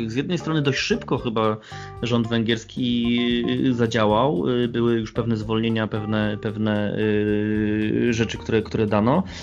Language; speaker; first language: Polish; native; Polish